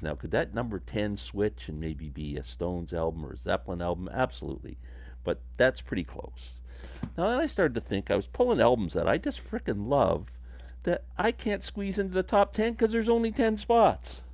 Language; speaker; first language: English; native; English